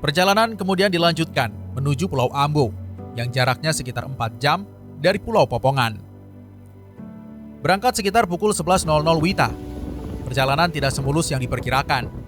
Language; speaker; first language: Indonesian; native; Indonesian